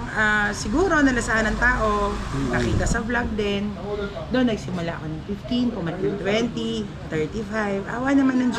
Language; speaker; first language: Filipino; native; Filipino